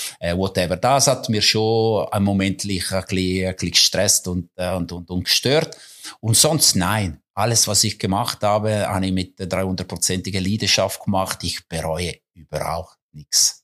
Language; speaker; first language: German; non-native, local second language; Italian